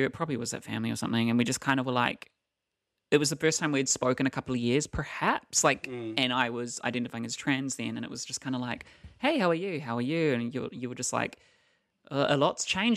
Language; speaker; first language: English; native; English